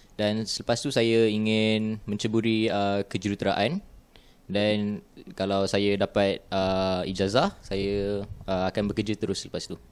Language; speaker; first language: Malay; native; Malay